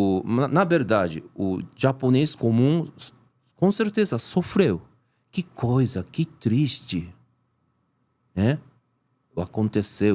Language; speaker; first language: Portuguese; non-native, learner; Japanese